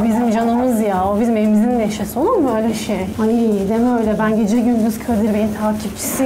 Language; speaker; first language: Turkish; native; Turkish